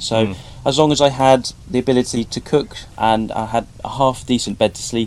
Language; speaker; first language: English; native; English